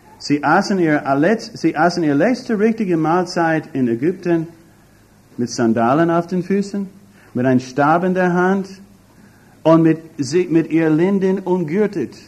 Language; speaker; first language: German; non-native, fluent; English